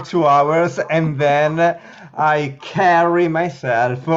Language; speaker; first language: English; non-native, learner; Italian